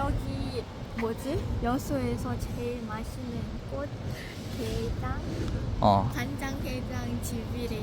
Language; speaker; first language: Korean; non-native, fluent; Lao